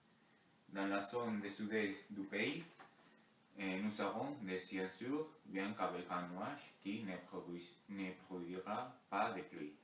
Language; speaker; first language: French; non-native, learner; Spanish